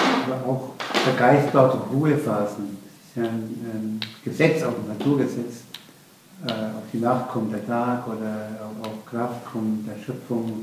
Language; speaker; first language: German; native; German